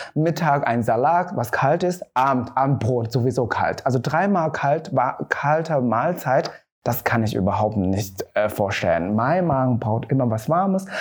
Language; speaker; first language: German; non-native, fluent; Chinese